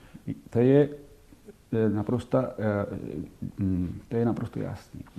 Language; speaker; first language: Czech; non-native, fluent; Catalan